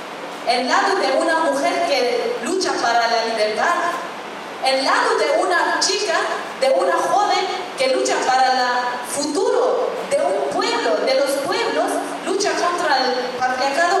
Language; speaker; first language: Spanish; non-native, fluent; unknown